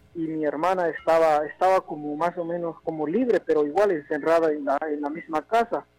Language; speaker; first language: Spanish; non-native, local second language; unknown